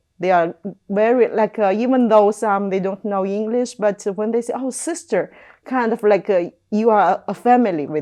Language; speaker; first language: English; non-native, learner; Chinese